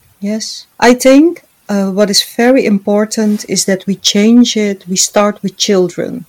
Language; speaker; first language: English; non-native, fluent; Dutch